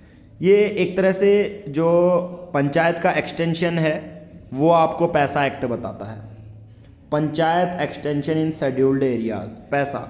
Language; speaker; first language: Hindi; native; Hindi